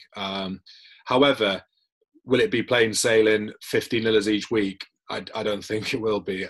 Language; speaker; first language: English; native; English